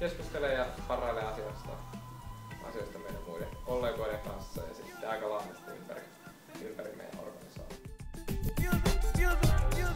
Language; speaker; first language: Finnish; native; Finnish